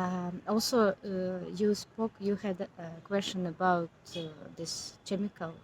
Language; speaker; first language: English; non-native, learner; Ukrainian